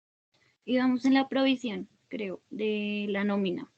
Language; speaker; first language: Spanish; native; Spanish